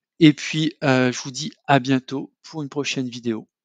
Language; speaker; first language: French; native; French